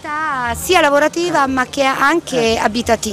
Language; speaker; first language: Italian; native; Italian